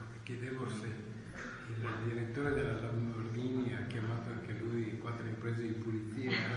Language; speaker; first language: Italian; native; Italian